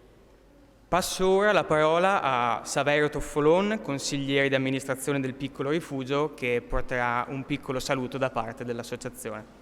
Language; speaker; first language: Italian; native; Italian